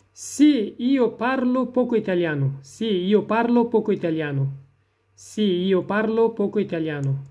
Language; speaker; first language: Italian; non-native, fluent; Persian